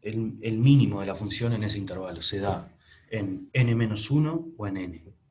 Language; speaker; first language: Spanish; native; Spanish